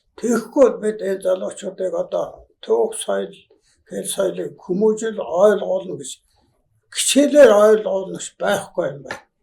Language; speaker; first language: Mongolian; non-native, local second language; Kazakh